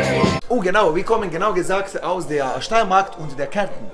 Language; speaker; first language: German; non-native, learner; Slovenian